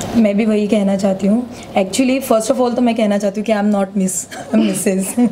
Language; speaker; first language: Hindi; non-native, local second language; Marathi